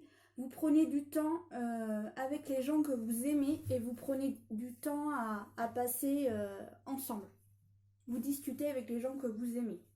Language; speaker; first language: French; native; French